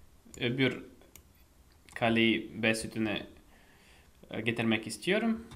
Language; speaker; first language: Turkish; non-native, fluent; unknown